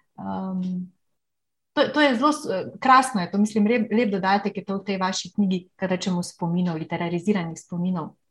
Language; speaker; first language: Slovenian; native; Slovenian